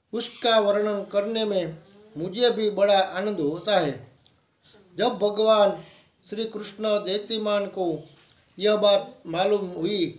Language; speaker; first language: Hindi; non-native, local second language; Gujarati